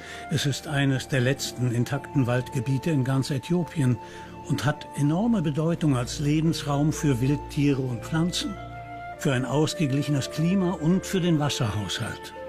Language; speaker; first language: German; native; German